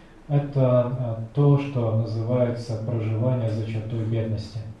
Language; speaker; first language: Russian; native; Russian